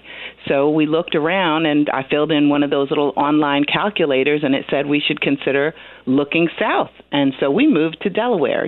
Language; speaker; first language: English; native; English